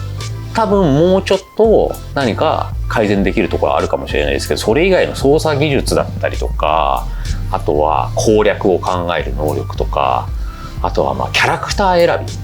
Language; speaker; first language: Japanese; native; Japanese